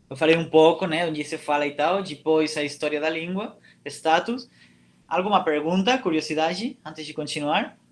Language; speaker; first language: Portuguese; non-native, fluent; Catalan